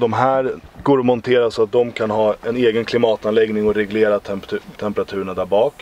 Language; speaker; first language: Swedish; native; Swedish